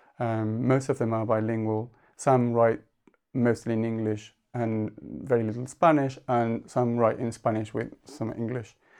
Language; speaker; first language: English; non-native, fluent; Spanish